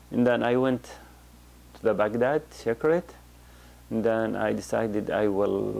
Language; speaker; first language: English; non-native, learner; Arabic